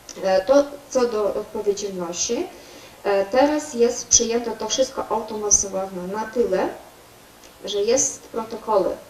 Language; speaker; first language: Polish; non-native, learner; Ukrainian